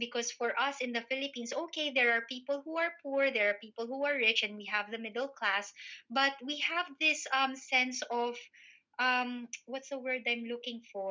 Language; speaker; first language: English; non-native, local second language; Filipino